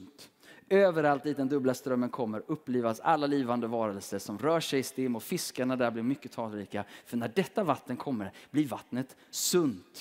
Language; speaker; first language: Swedish; native; Swedish